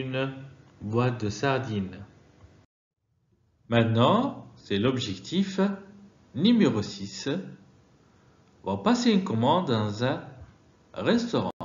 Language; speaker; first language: French; non-native, fluent; Arabic